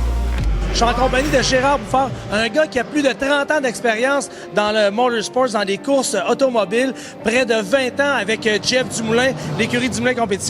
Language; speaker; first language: French; native; French